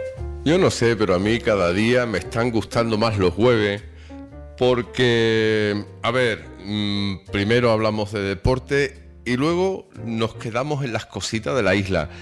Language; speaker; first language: Spanish; native; Spanish